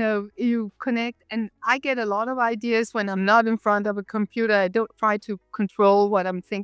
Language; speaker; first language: English; non-native, fluent; Danish